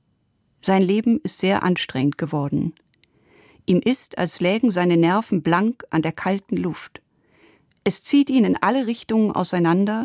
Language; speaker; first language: German; native; German